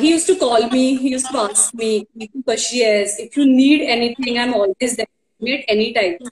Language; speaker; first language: English; non-native, local second language; Marathi